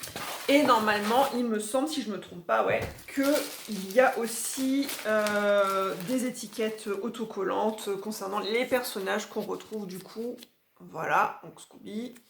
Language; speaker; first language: French; native; French